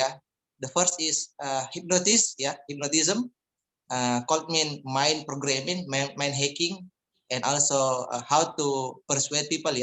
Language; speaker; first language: English; non-native, fluent; Indonesian